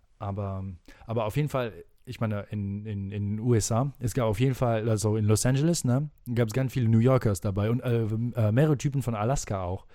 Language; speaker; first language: German; non-native, fluent; French